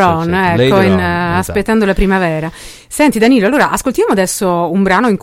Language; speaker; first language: Italian; native; Italian